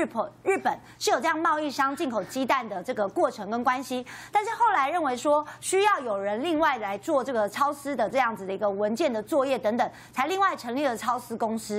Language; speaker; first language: Chinese; native; Chinese